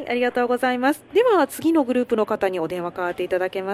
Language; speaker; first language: Japanese; native; Japanese